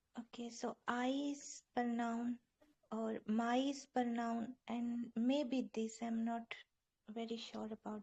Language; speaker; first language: English; non-native, learner; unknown